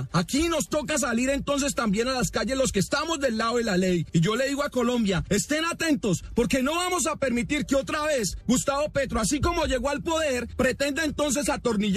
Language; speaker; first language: Spanish; native; Spanish